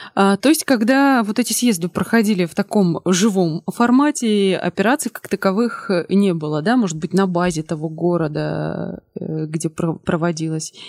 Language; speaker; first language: Russian; native; Russian